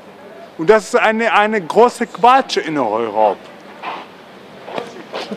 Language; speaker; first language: German; non-native, learner; Russian